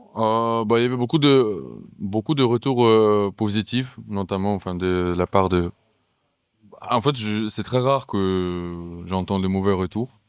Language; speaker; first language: French; non-native, fluent; Russian